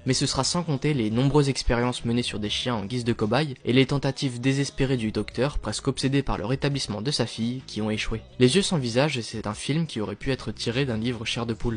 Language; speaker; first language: French; native; French